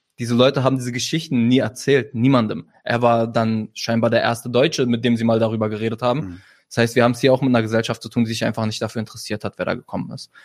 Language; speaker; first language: German; early bilingual, other home language; Arabic